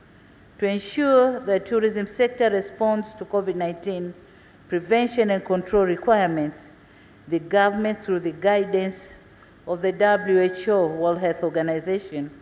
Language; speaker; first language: English; non-native, local second language; Swahili